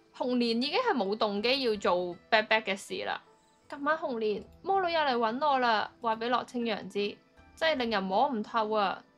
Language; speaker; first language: Cantonese; early bilingual, heritage; Cantonese